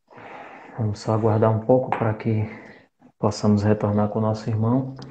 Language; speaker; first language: Portuguese; native; Portuguese